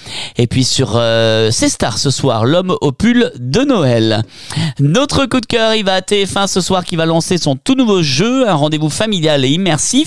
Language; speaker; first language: French; native; French